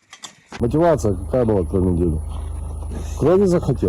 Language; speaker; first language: Russian; native; Russian